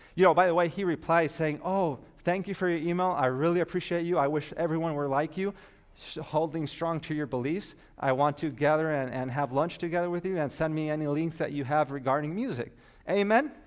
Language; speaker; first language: English; native; English